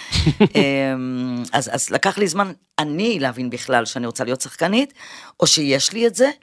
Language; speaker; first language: Hebrew; early bilingual, other home language; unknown